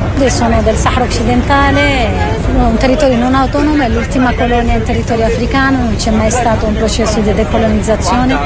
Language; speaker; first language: Italian; non-native, fluent; Arabic